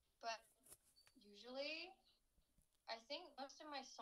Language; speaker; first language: English; non-native, local second language; Urdu